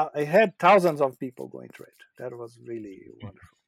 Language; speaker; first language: English; non-native, fluent; Portuguese